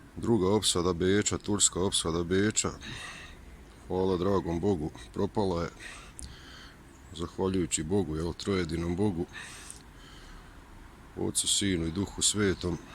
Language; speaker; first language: Bosnian; native; Bosnian